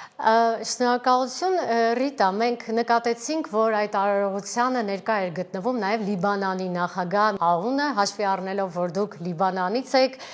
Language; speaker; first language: Armenian; native; Armenian